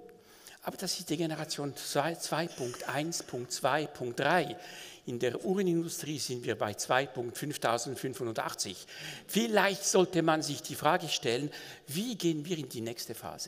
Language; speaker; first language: German; non-native, local second language; French